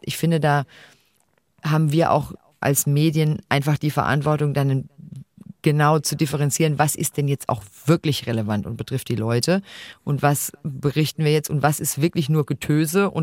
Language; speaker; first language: German; native; German